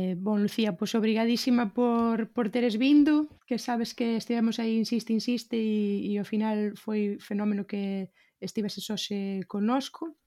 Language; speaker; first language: Galician; native; Galician